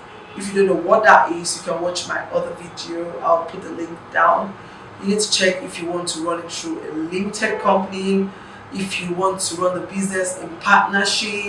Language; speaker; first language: English; non-native, local second language; Yoruba